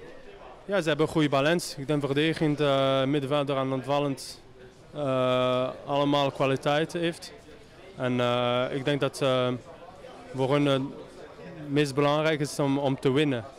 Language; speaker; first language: Dutch; non-native, learner; French